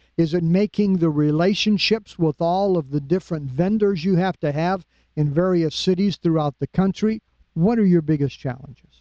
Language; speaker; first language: English; native; English